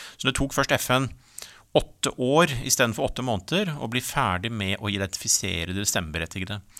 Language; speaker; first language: Norwegian; native; Norwegian